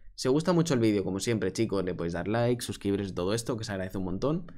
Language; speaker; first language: Spanish; native; Spanish